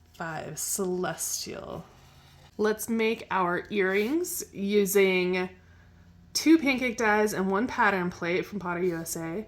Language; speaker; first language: English; native; English